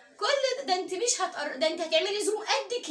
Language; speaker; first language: Arabic; native; Arabic